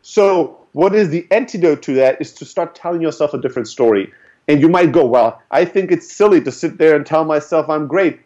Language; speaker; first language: English; early bilingual, other home language; German